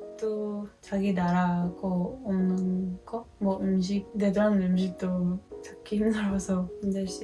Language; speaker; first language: Korean; non-native, fluent; Dutch